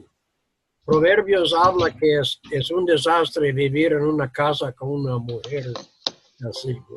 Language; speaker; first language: Spanish; non-native, learner; English